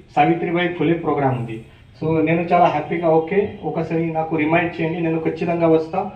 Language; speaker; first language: Telugu; non-native, local second language; Marathi